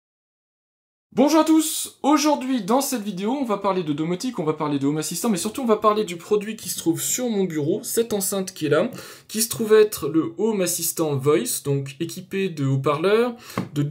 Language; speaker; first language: French; native; French